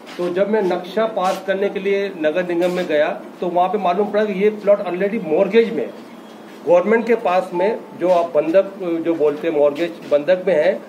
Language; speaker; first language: Hindi; native; Hindi